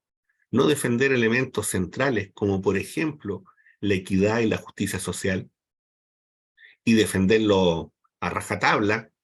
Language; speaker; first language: Spanish; native; Spanish